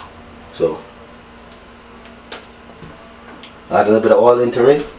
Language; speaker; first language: English; native; English